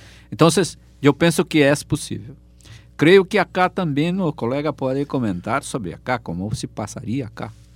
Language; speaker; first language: Portuguese; native; Portuguese